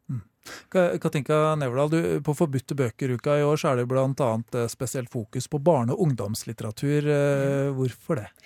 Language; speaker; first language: Norwegian; native; Norwegian